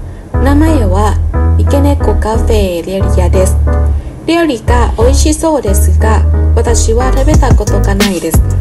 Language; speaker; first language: Japanese; non-native, learner; Thai